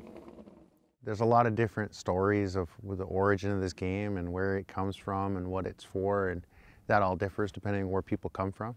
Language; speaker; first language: English; native; English